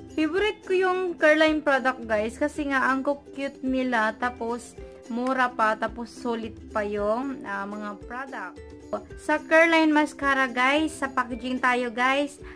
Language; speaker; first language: Filipino; non-native, local second language; Cebuano